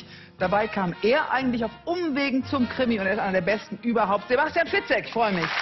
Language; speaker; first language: German; native; German